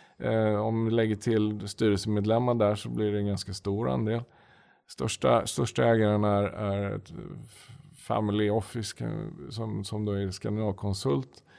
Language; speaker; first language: Swedish; native; Swedish